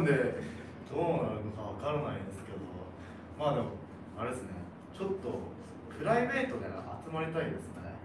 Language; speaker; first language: Japanese; native; Japanese